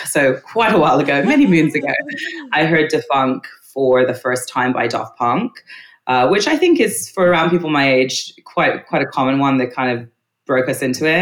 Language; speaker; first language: English; native; English